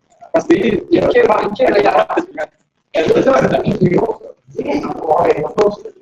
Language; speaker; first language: Swedish; native; Swedish